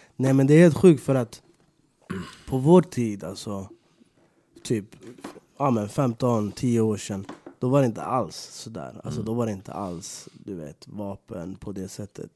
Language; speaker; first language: Swedish; early bilingual, other home language; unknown